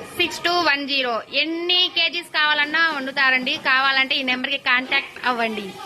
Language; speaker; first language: Telugu; non-native, local second language; Urdu